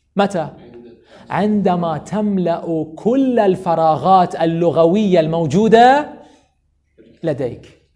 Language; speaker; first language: Arabic; non-native, fluent; Persian